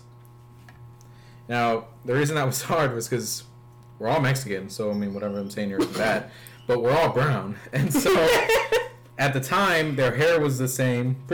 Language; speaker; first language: English; native; English